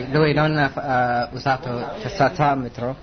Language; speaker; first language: Italian; non-native, learner; English